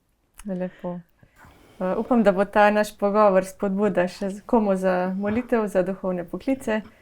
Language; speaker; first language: Slovenian; native; Slovenian